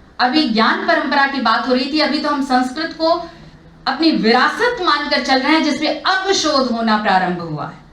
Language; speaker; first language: Hindi; native; Hindi